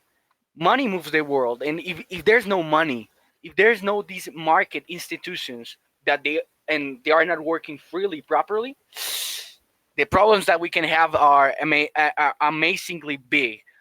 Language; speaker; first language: English; non-native, fluent; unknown